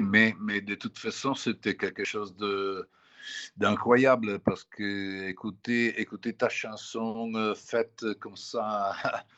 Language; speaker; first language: French; non-native, fluent; Italian